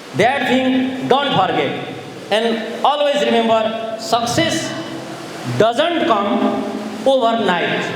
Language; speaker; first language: English; non-native, local second language; Nepali